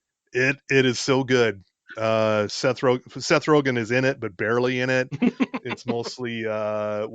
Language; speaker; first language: English; native; English